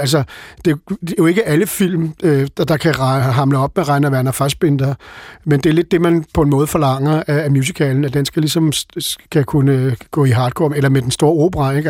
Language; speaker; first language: Danish; native; Danish